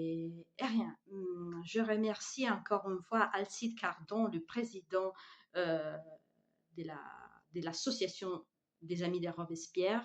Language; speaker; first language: French; non-native, fluent; Italian